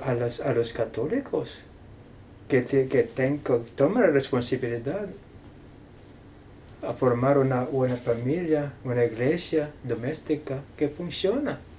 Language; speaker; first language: Spanish; non-native, fluent; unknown